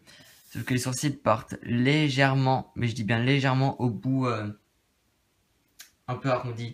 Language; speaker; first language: French; native; French